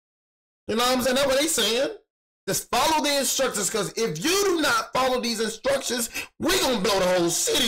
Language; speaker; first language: English; native; English